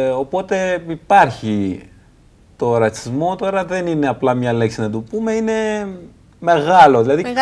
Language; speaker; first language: Greek; non-native, fluent; Kurdish